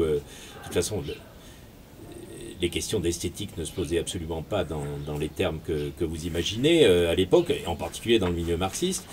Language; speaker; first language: French; native; French